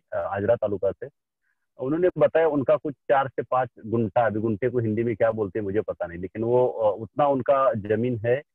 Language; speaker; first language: Hindi; non-native, local second language; Marathi